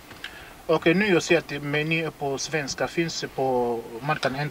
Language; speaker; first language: Swedish; non-native, learner; Lingala